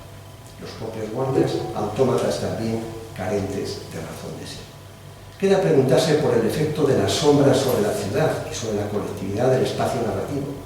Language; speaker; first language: Spanish; native; Spanish